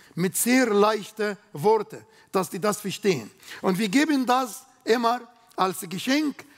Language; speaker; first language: German; non-native, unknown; Arabic